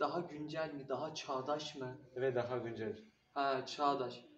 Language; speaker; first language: Turkish; non-native, learner; Kazakh